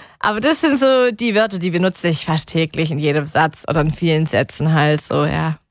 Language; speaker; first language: German; native; German